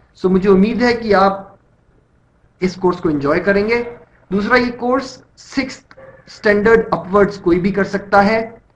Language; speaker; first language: Hindi; native; Hindi